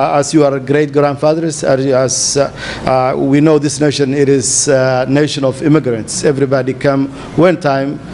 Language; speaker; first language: English; non-native, fluent; Somali